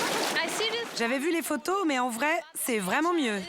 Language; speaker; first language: French; native; French